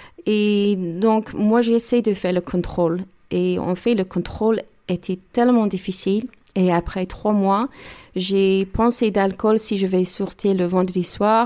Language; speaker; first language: French; non-native, learner; English